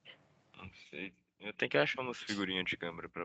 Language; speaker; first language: Portuguese; native; Portuguese